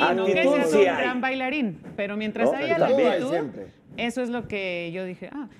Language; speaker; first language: Spanish; native; Spanish